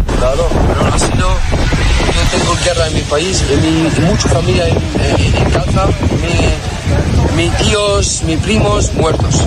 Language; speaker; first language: Spanish; non-native, learner; Arabic